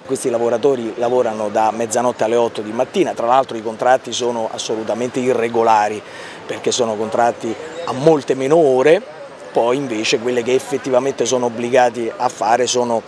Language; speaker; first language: Italian; native; Italian